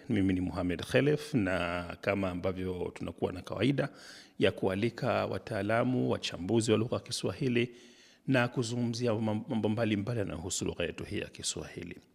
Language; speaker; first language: Swahili; native; Swahili